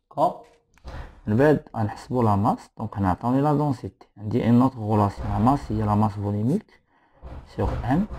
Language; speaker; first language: French; non-native, local second language; Arabic